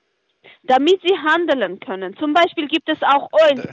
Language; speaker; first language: German; non-native, learner; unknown